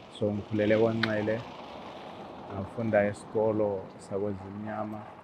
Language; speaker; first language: Zulu; native; Zulu